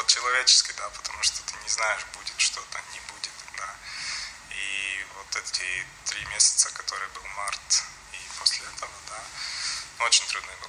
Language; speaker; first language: Russian; non-native, local second language; Latvian